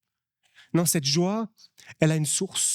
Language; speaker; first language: French; native; French